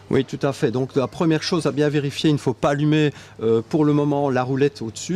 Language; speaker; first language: French; native; French